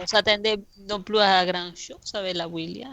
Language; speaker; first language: French; non-native, fluent; Spanish